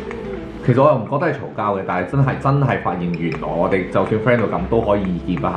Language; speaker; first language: Chinese; native; Chinese